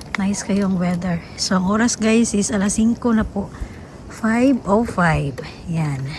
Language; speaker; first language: Filipino; non-native, local second language; Cebuano